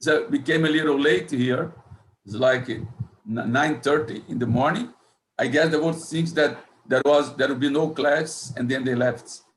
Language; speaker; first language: English; non-native, fluent; Portuguese